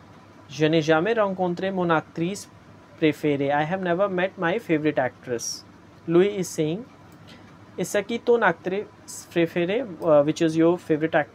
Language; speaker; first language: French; non-native, fluent; Hindi